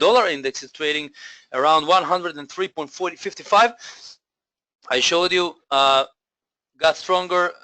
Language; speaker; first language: English; non-native, fluent; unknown